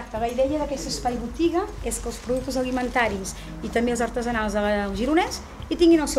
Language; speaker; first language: Catalan; native; Catalan